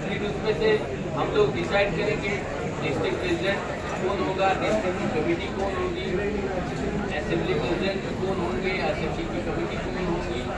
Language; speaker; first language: Hindi; non-native, local second language; Marathi